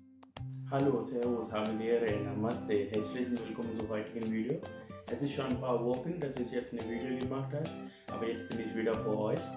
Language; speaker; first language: German; non-native, fluent; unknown